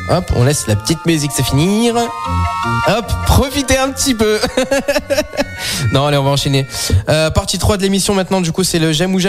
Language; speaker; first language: French; native; French